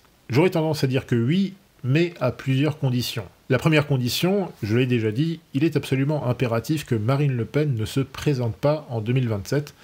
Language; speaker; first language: French; native; French